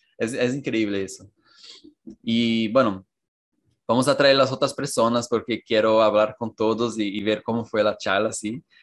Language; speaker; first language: Spanish; non-native, fluent; Portuguese